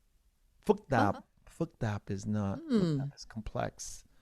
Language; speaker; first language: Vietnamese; early bilingual, heritage; English